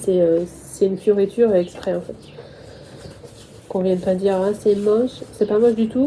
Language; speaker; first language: French; native; French